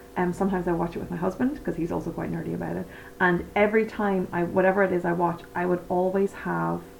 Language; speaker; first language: English; native; English